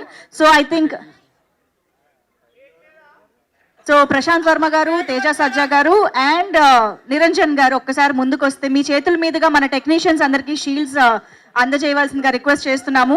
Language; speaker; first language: Telugu; native; Telugu